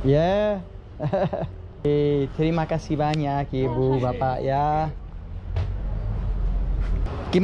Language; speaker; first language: Indonesian; non-native, learner; English